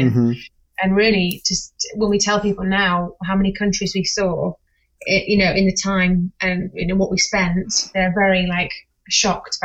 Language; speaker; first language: English; native; English